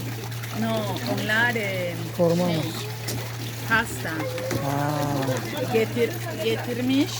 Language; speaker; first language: Turkish; non-native, learner; Spanish